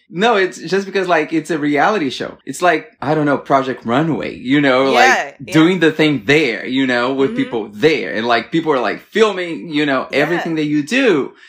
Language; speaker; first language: English; non-native, fluent; Portuguese